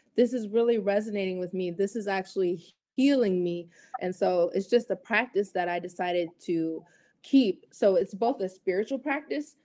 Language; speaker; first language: English; native; English